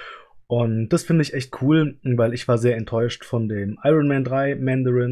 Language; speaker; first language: German; native; German